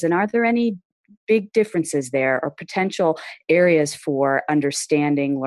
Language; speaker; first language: English; native; English